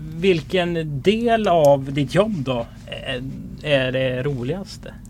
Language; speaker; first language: Swedish; native; Swedish